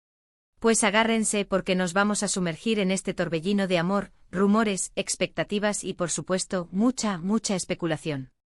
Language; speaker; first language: Spanish; native; Spanish